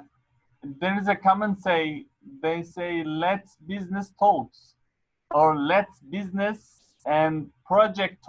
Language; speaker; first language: English; non-native, fluent; Arabic